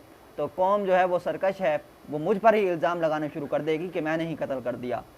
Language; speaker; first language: Urdu; native; Urdu